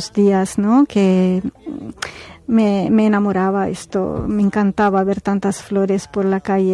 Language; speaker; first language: Spanish; non-native, fluent; Arabic